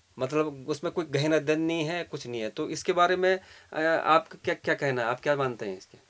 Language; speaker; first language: Hindi; native; Hindi